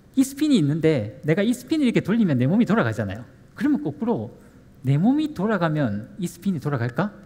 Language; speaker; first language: Korean; native; Korean